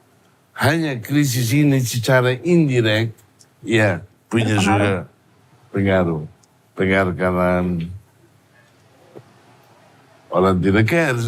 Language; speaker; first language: Indonesian; non-native, fluent; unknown